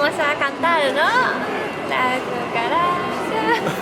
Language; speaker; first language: Spanish; non-native, fluent; Japanese